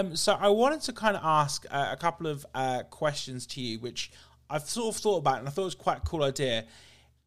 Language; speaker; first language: English; native; English